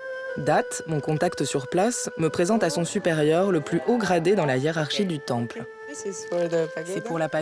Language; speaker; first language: French; native; French